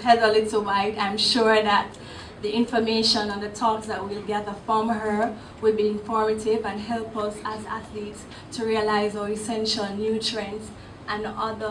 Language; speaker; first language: English; non-native, local second language; Jamaican Creole English